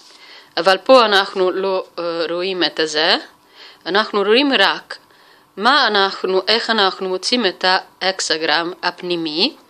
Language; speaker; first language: Hebrew; non-native, fluent; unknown